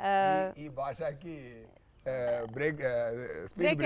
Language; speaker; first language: Telugu; non-native, learner; Tamil